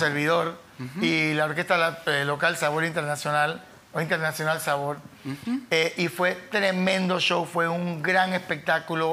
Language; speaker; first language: Spanish; native; Spanish